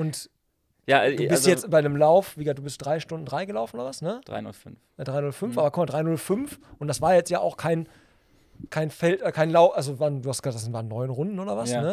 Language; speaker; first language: German; native; German